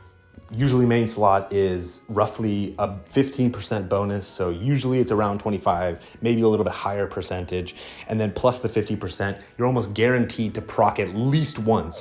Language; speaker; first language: English; native; English